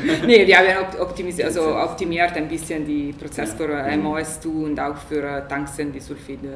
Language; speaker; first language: German; non-native, learner; Italian